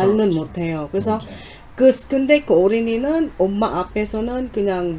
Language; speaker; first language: Korean; non-native, learner; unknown